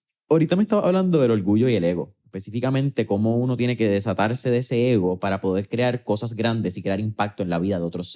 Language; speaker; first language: Spanish; native; Spanish